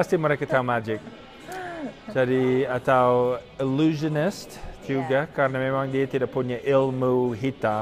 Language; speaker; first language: Indonesian; non-native, fluent; English